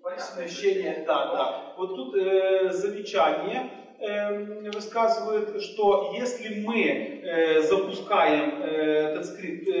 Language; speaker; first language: Russian; native; Russian